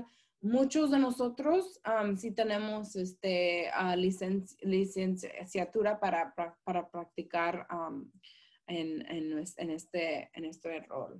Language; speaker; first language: Spanish; early bilingual, heritage; Spanish